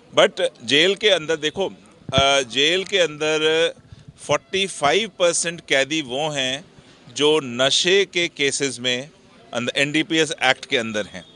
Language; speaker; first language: Hindi; non-native, local second language; Punjabi